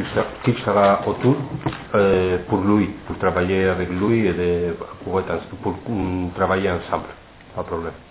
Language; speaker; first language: French; non-native, fluent; Spanish